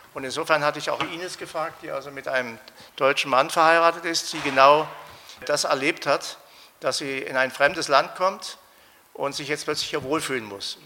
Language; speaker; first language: German; native; German